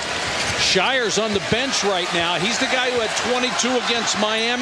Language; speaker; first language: English; native; English